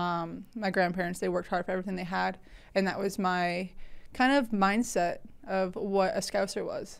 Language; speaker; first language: English; native; English